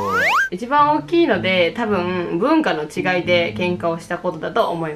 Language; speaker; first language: Japanese; native; Japanese